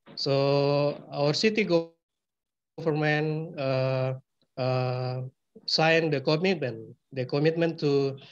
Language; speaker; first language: English; non-native, fluent; Indonesian